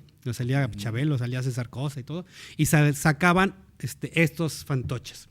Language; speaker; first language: Spanish; native; Spanish